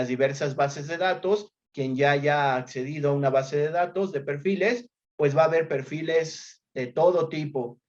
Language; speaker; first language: Spanish; native; Spanish